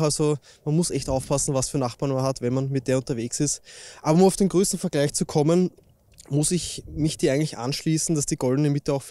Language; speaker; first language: German; native; German